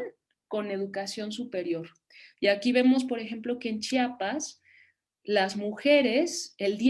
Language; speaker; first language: Spanish; native; Spanish